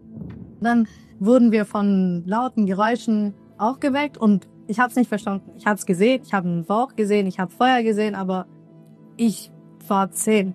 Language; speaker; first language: German; early bilingual, other home language; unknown